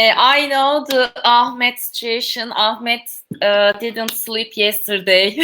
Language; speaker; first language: English; non-native, learner; Turkish